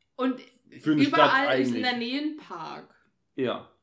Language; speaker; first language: German; native; German